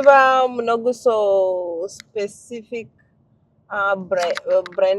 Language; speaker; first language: Macedonian; non-native, learner; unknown